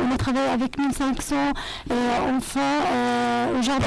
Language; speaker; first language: French; non-native, fluent; Arabic